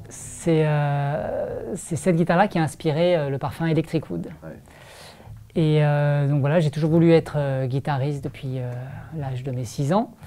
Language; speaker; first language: French; native; French